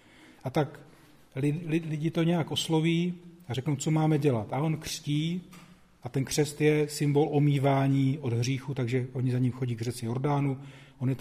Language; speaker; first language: Czech; native; Czech